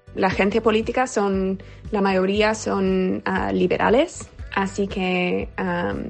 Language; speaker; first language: Spanish; non-native, fluent; English